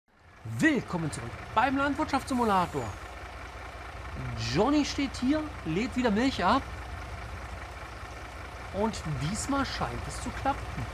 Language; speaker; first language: German; native; German